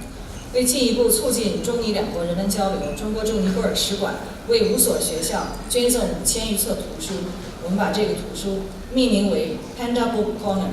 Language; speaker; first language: Chinese; native; Chinese